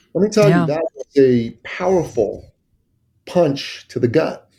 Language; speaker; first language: English; early bilingual, other home language; Persian